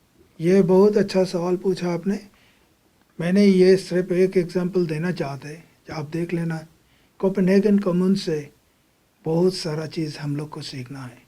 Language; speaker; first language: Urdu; non-native, fluent; Bangla